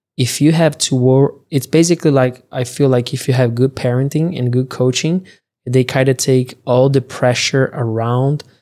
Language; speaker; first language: English; early bilingual, other home language; Portuguese